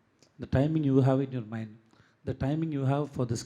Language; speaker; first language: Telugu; non-native, learner; Tamil